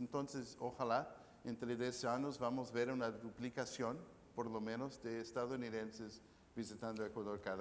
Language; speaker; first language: Spanish; non-native, fluent; English